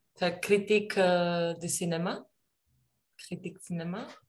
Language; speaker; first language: French; non-native, learner; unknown